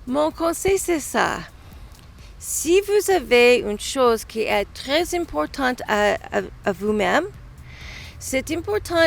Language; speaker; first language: French; non-native, learner; English